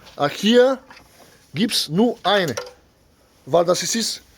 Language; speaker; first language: German; non-native, learner; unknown